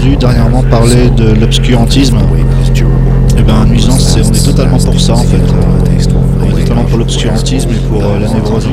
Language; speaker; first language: French; native; French